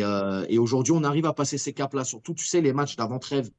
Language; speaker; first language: French; native; French